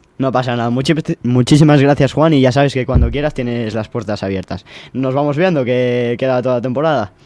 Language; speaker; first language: Spanish; non-native, local second language; Catalan